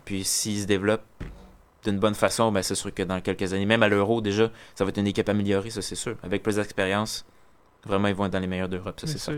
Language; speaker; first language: French; native; French